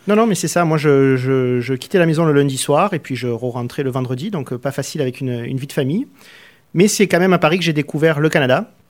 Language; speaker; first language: French; native; French